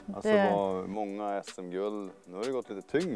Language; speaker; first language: Swedish; native; Swedish